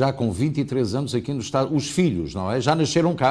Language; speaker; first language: Portuguese; native; Portuguese